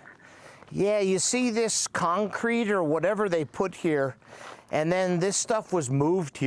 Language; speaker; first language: English; native; English